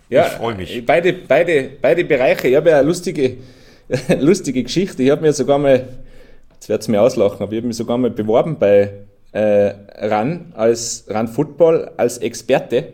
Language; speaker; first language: German; native; German